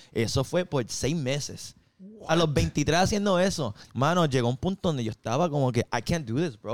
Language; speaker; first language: Spanish; early bilingual, heritage; Spanish